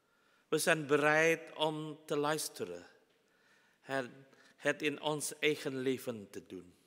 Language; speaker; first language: Dutch; non-native, fluent; Indonesian